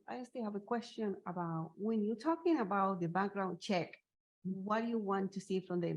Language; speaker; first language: English; non-native, learner; Spanish